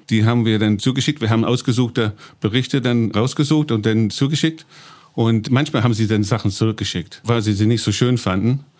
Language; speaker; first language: German; non-native, fluent; English